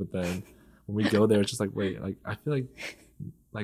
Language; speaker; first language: English; early bilingual, other home language; Vietnamese